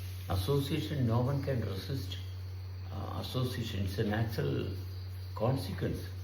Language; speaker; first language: English; non-native, local second language; Malayalam